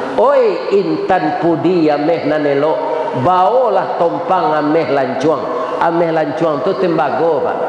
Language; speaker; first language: Malay; non-native, local second language; Minangkabau